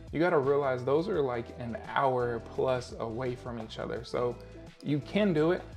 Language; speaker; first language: English; native; English